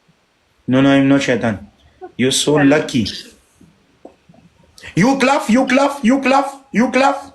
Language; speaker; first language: English; non-native, learner; Pashto